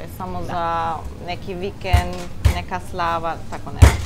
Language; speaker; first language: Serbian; non-native, learner; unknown